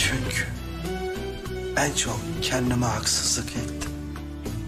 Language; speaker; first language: Turkish; native; Turkish